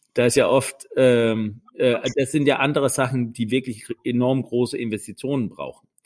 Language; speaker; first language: German; non-native, fluent; Danish